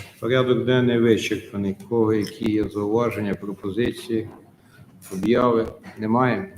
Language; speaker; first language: Ukrainian; native; Ukrainian